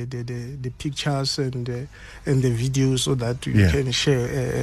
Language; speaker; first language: English; non-native, local second language; Swati